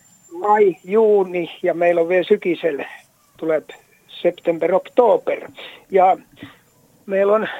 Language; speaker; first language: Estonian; non-native, learner; Finnish